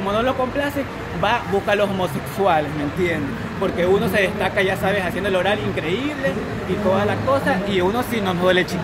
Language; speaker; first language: Spanish; native; Spanish